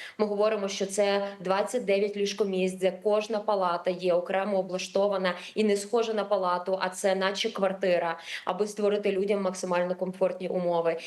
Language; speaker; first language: Ukrainian; native; Ukrainian